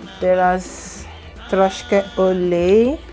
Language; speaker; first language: Polish; non-native, learner; Igbo